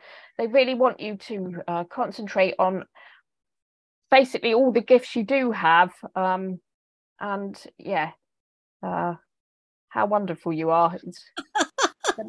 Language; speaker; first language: English; native; English